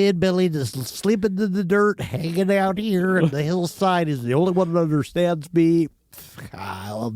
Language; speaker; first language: English; native; English